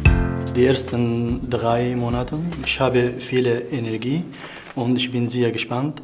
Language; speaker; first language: German; non-native, learner; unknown